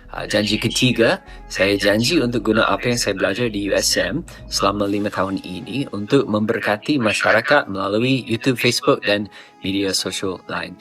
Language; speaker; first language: Malay; non-native, fluent; English